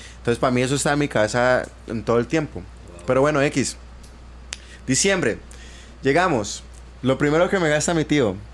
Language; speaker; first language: Spanish; native; Spanish